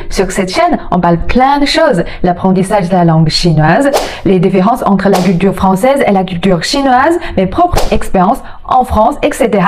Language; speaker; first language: French; non-native, fluent; Chinese